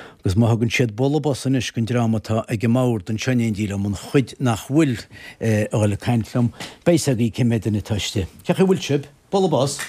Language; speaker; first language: Irish; native; Irish